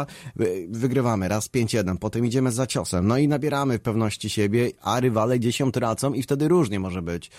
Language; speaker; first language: Polish; native; Polish